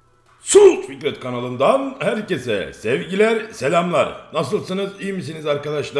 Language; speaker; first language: Turkish; native; Turkish